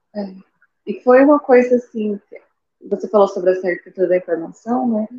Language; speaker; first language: Portuguese; native; Portuguese